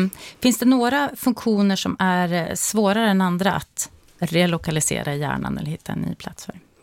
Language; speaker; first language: Swedish; native; Swedish